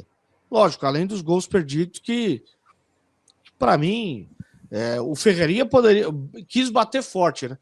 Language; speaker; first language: Portuguese; native; Portuguese